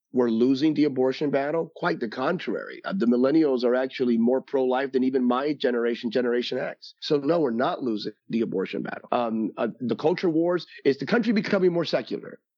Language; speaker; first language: English; early bilingual, other home language; Spanish